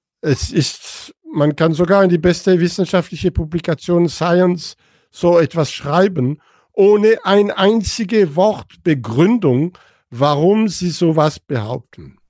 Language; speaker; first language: German; non-native, fluent; French